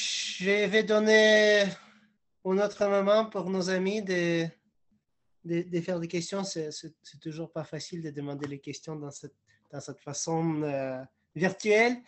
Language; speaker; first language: French; non-native, fluent; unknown